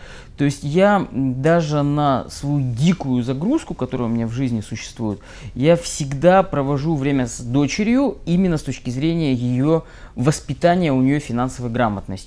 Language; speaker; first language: Russian; native; Russian